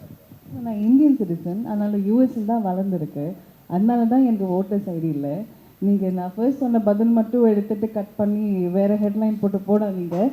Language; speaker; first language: Tamil; early bilingual, heritage; Tamil